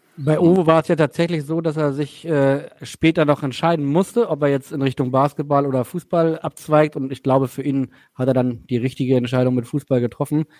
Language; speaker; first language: German; native; German